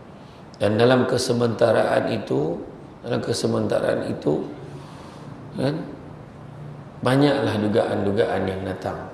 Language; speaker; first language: Malay; native; Malay